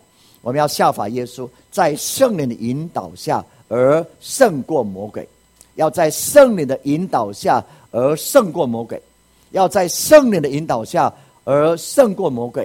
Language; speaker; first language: Chinese; native; Chinese